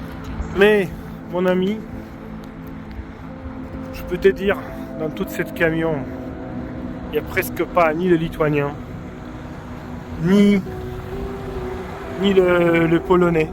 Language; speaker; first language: French; non-native, fluent; Polish